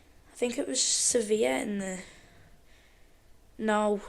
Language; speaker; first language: English; native; English